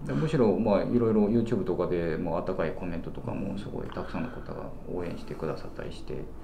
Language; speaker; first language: Japanese; non-native, fluent; Korean